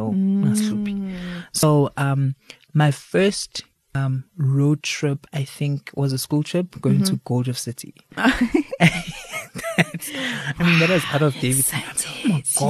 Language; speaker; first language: English; non-native, local second language; Zulu